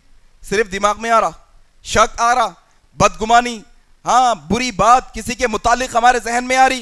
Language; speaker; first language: Urdu; native; Urdu